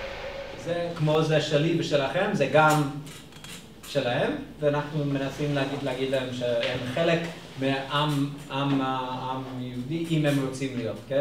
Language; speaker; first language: Hebrew; non-native, fluent; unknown